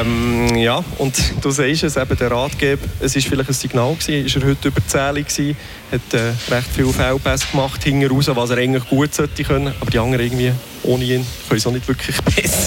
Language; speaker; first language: German; native; German